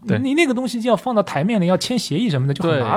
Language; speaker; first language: Chinese; native; Chinese